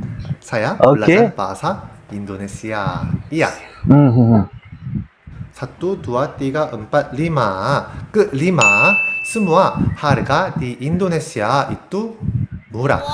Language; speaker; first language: Indonesian; non-native, learner; Korean